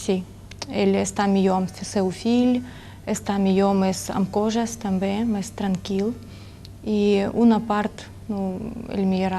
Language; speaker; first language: Catalan; non-native, learner; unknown